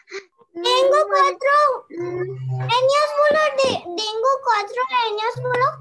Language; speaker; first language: Spanish; non-native, learner; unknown